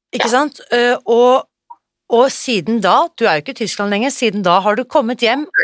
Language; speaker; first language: Norwegian; early bilingual, other home language; German